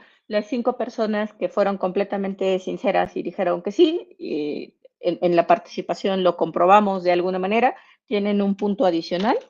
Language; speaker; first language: Spanish; native; Spanish